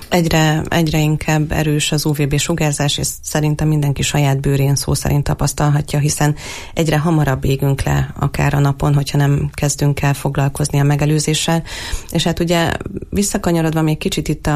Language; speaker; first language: Hungarian; native; Hungarian